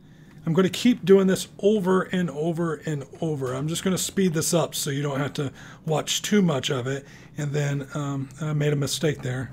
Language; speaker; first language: English; native; English